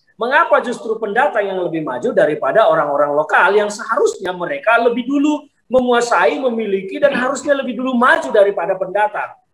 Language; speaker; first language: Indonesian; native; Indonesian